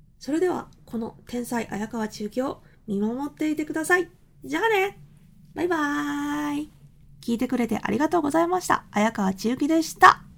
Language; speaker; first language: Japanese; native; Japanese